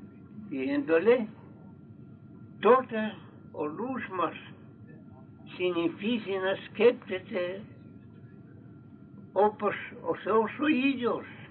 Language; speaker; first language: Greek; non-native, fluent; Russian